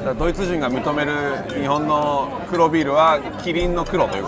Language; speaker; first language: Japanese; native; Japanese